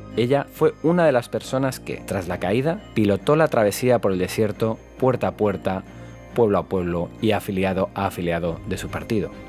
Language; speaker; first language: Spanish; native; Spanish